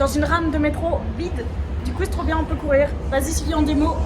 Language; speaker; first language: French; native; French